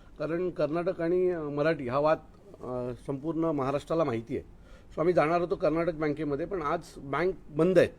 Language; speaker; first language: Marathi; native; Marathi